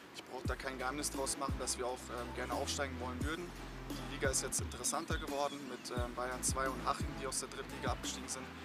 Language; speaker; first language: German; native; German